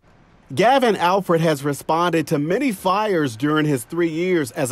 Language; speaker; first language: English; native; English